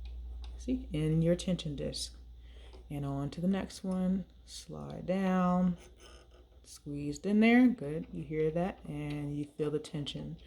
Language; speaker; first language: English; native; English